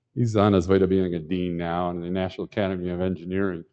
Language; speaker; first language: English; native; English